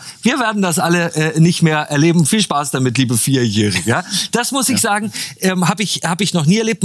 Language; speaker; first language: German; native; German